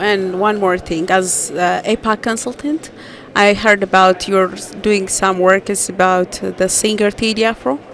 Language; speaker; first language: English; non-native, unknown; Amharic